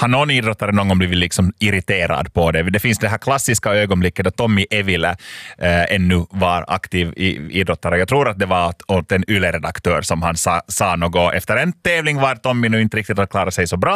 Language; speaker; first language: Swedish; native; Swedish